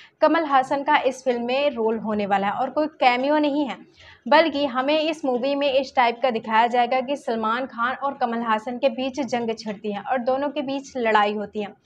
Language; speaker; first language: Hindi; native; Hindi